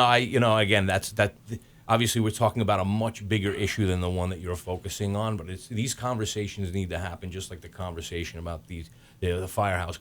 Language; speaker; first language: English; native; English